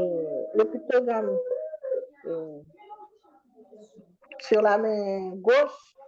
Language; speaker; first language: French; non-native, local second language; Haitian Creole